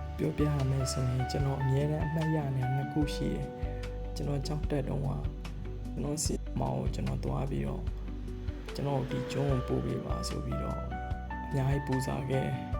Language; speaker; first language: Burmese; native; Burmese